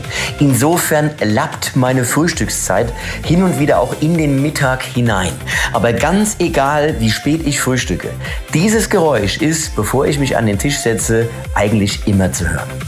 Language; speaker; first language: German; native; German